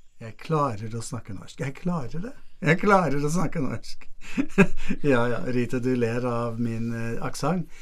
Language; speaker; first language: Norwegian; non-native, fluent; English